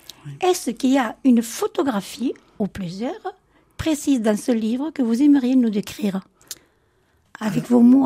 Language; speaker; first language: French; native; French